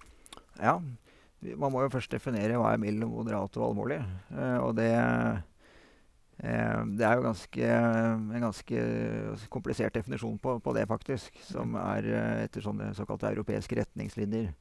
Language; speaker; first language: Norwegian; native; Norwegian